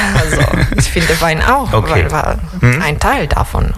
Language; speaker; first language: German; non-native, fluent; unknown